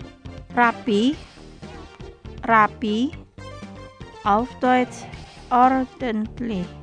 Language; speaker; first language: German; non-native, fluent; Indonesian